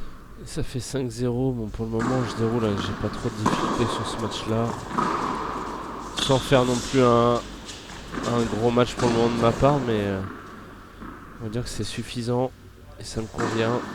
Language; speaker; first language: French; native; French